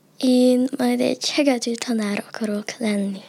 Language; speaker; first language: Hungarian; early bilingual, other home language; Chinese